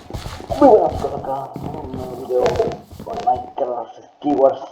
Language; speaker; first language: Spanish; native; Spanish